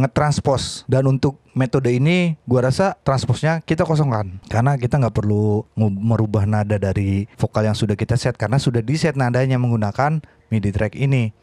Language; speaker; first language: Indonesian; native; Indonesian